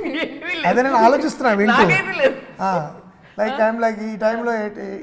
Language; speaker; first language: Telugu; native; Telugu